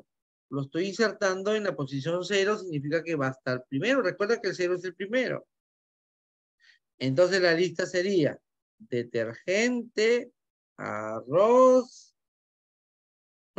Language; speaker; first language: Spanish; native; Spanish